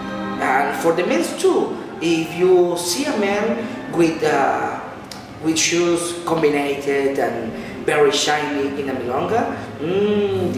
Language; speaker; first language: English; non-native, learner; Spanish